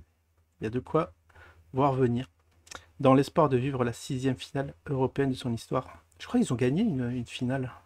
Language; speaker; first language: French; native; French